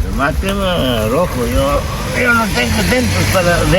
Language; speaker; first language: Spanish; non-native, learner; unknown